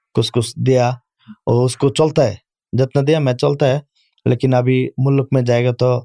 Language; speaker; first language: Urdu; non-native, learner; Bangla